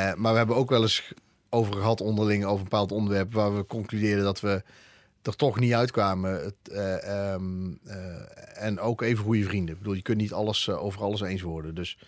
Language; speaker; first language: Dutch; native; Dutch